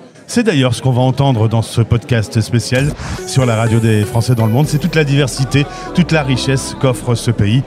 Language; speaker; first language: French; native; French